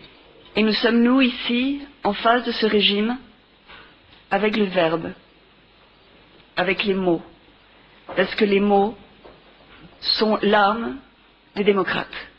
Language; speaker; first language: French; non-native, fluent; Spanish